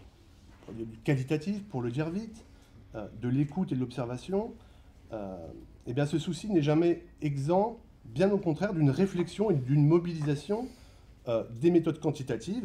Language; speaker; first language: French; native; French